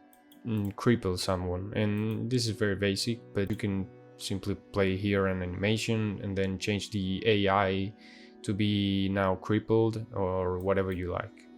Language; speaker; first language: English; non-native, fluent; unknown